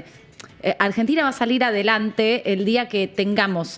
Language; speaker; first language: Spanish; native; Spanish